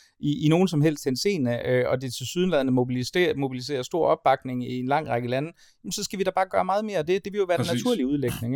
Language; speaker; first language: Danish; native; Danish